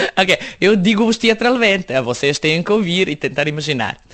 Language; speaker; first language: Portuguese; non-native, fluent; Serbian